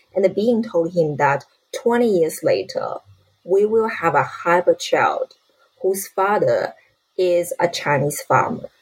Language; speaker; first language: English; non-native, fluent; Chinese